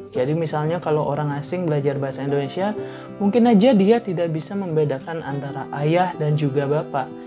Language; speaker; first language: Indonesian; non-native, local second language; Balinese